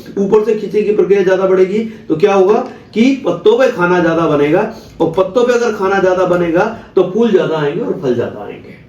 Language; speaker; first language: Hindi; non-native, local second language; Marathi